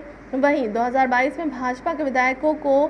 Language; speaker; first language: Hindi; native; Hindi